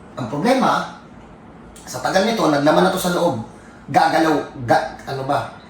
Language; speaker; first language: Filipino; native; Filipino